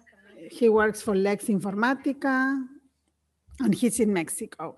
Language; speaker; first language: English; non-native, fluent; Spanish